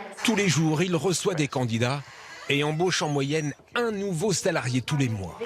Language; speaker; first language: French; native; French